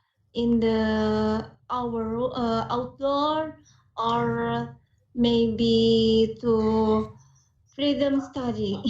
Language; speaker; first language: English; non-native, learner; Indonesian